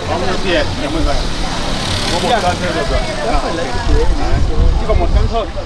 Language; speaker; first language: Vietnamese; non-native, learner; Portuguese